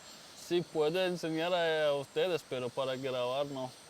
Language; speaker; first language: Spanish; non-native, learner; Persian